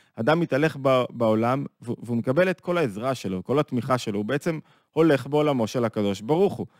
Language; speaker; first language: Hebrew; native; Hebrew